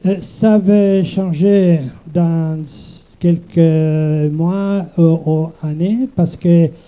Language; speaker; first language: French; non-native, learner; Spanish